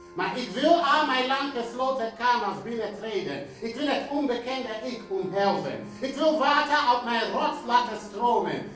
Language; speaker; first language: Dutch; non-native, fluent; English